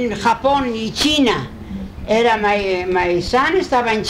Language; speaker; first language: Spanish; early bilingual, heritage; Spanish